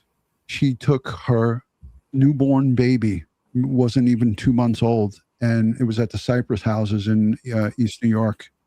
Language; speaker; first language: English; native; English